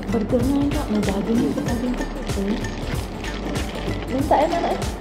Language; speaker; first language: Indonesian; native; Indonesian